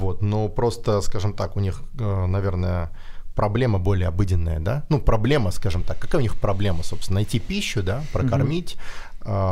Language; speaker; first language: Russian; native; Russian